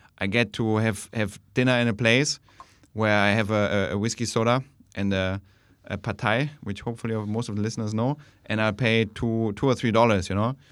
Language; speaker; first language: English; non-native, fluent; German